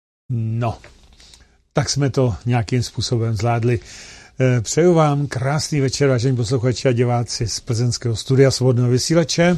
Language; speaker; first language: Czech; native; Czech